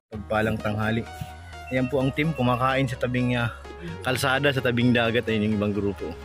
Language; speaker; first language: Filipino; non-native, local second language; Cebuano